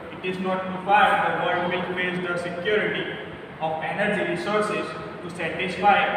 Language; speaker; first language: English; non-native, local second language; Gujarati